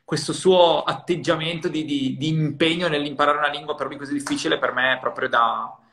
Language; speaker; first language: Italian; native; Italian